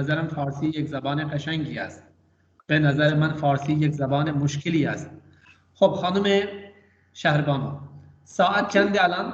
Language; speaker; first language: Persian; non-native, fluent; Urdu